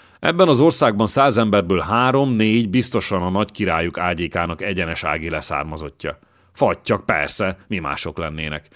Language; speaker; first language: Hungarian; native; Hungarian